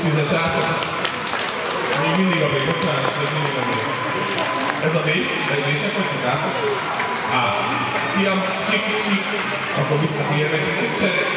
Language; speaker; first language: Hungarian; native; Hungarian